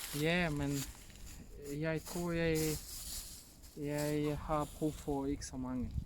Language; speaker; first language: Danish; non-native, learner; Ukrainian